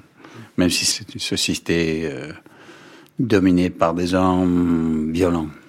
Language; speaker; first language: French; non-native, fluent; English